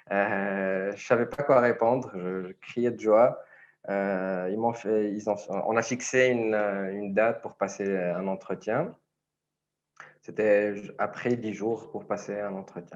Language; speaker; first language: French; non-native, local second language; Arabic